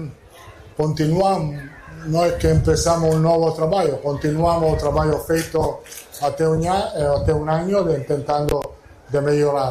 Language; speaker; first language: Portuguese; non-native, fluent; Italian